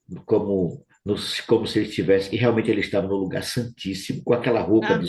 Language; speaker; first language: Portuguese; native; Portuguese